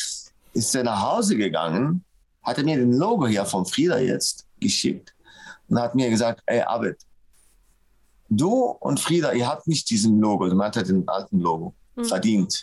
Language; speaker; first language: German; non-native, fluent; Arabic